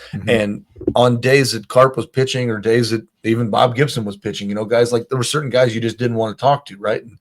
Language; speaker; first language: English; native; English